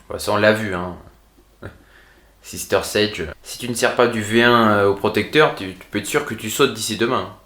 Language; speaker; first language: French; native; French